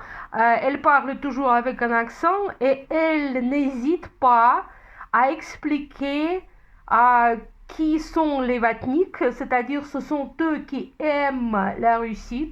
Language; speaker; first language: French; non-native, fluent; Russian